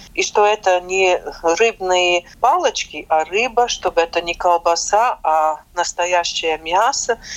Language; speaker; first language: Russian; non-native, local second language; Latvian